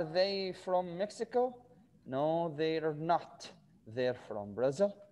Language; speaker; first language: English; non-native, fluent; Arabic